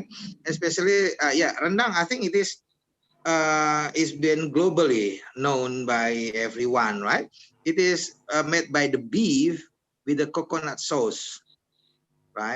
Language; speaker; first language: English; non-native, fluent; Indonesian